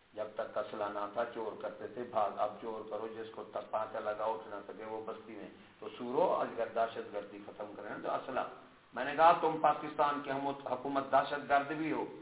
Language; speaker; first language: Urdu; non-native, local second language; Punjabi